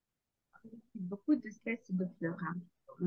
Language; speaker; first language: French; non-native, learner; Ukrainian